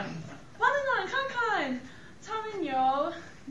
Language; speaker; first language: Chinese; non-native, learner; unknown